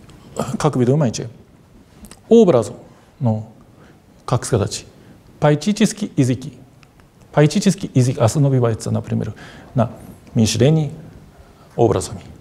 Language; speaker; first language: Russian; non-native, fluent; Japanese